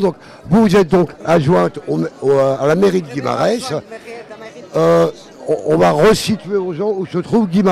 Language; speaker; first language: French; native; French